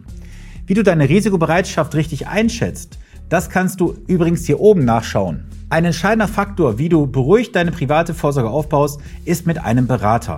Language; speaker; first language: German; native; German